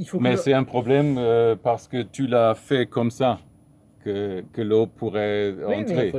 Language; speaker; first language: French; non-native, fluent; German